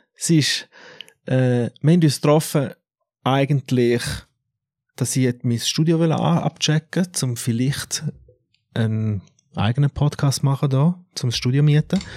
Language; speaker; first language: German; native; German